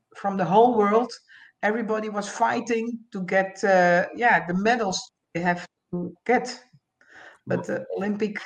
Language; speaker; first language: English; non-native, learner; Dutch